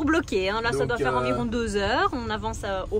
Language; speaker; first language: French; native; French